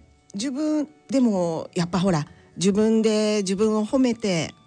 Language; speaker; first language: Japanese; native; Japanese